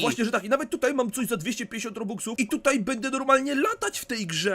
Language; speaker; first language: Polish; native; Polish